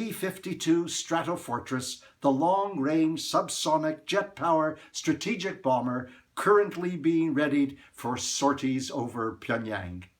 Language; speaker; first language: English; native; English